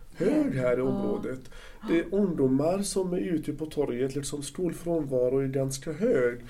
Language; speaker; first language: Swedish; non-native, fluent; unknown